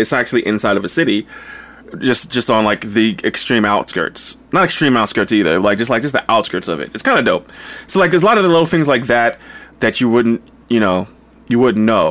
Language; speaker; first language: English; native; English